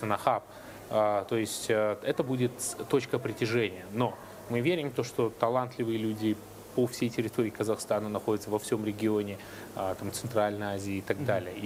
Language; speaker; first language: Russian; native; Russian